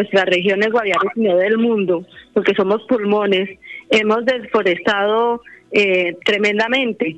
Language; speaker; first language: Spanish; native; Spanish